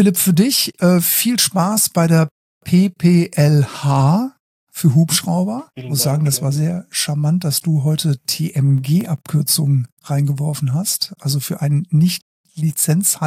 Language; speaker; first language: German; native; German